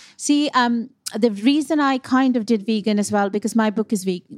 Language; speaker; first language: English; non-native, local second language; Punjabi